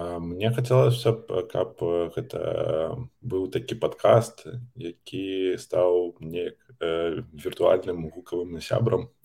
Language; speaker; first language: Belarusian; non-native, local second language; Russian